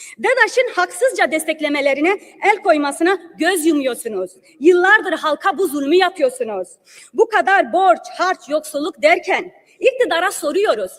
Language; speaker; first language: Turkish; non-native, local second language; Kurdish